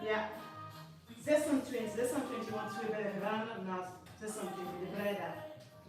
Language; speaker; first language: Dutch; non-native, fluent; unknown